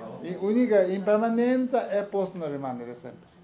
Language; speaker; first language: Italian; non-native, learner; Tibetan